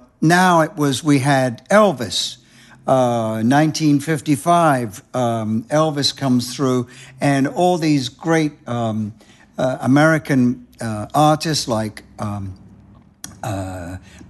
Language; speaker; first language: English; native; English